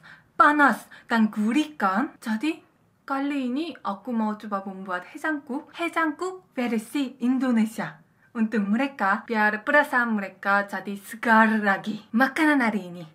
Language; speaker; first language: Indonesian; non-native, fluent; Korean